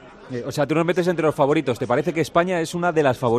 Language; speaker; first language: Spanish; native; Spanish